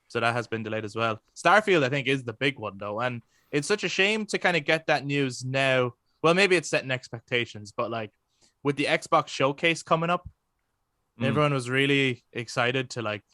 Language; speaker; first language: English; native; English